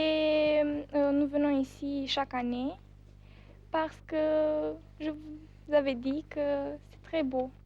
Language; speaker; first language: French; non-native, fluent; Romanian